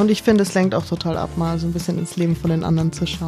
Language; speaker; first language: German; native; German